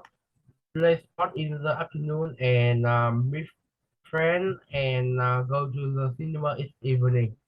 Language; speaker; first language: English; non-native, learner; Vietnamese